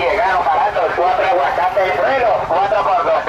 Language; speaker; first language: Spanish; native; Spanish